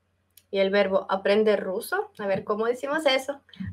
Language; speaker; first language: Spanish; non-native, fluent; Russian